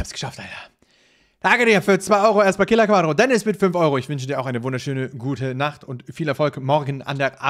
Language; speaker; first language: German; native; German